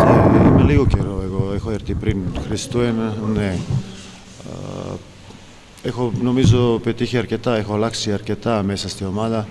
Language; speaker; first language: Greek; non-native, fluent; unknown